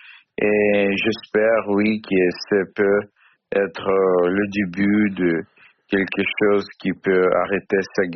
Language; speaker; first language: French; non-native, learner; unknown